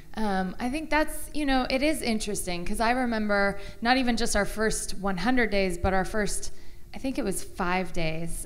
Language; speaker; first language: English; native; English